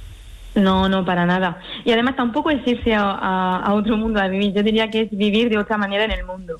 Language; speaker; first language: Spanish; early bilingual, heritage; French